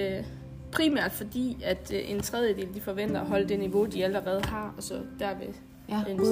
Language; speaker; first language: Danish; native; Danish